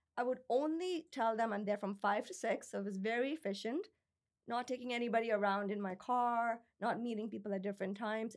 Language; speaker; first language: English; non-native, local second language; Urdu